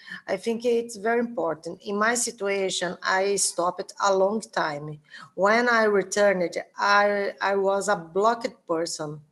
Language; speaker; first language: English; non-native, learner; Portuguese